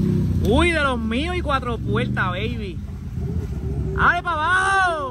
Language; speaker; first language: Spanish; native; Spanish